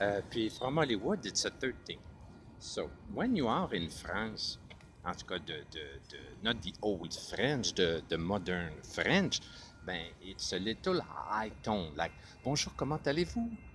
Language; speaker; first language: English; non-native, fluent; French